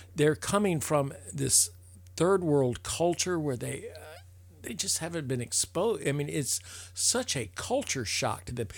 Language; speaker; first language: English; native; English